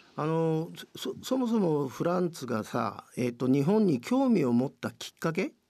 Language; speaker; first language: Japanese; native; Japanese